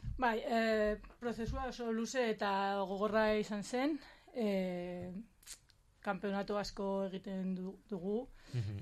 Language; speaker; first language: Basque; non-native, local second language; Spanish